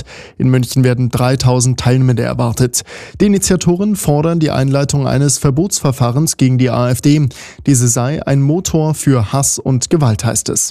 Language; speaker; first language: German; native; German